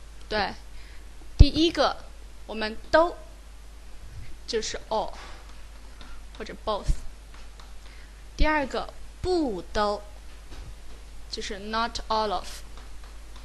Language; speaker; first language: Chinese; native; Chinese